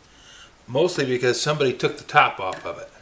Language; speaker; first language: English; native; English